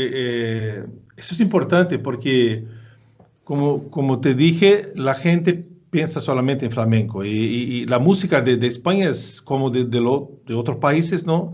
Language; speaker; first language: Spanish; non-native, fluent; Portuguese